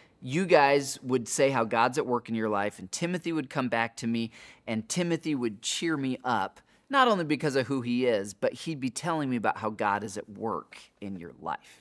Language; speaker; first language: English; native; English